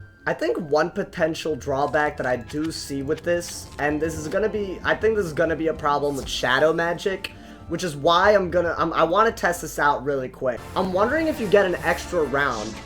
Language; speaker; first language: English; native; English